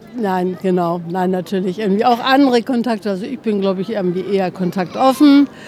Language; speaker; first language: German; native; German